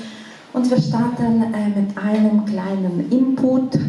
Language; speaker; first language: German; non-native, fluent; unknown